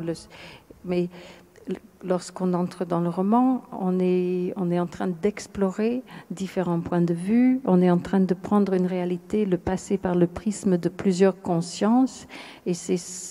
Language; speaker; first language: French; non-native, fluent; English